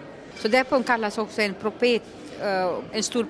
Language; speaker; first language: Swedish; non-native, local second language; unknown